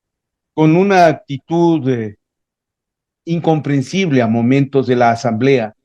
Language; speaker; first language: Spanish; native; Spanish